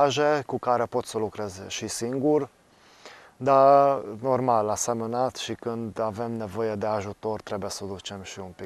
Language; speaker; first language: Romanian; non-native, local second language; Hungarian